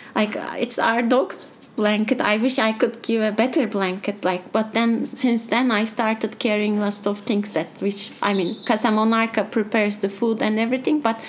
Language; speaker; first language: English; non-native, fluent; Turkish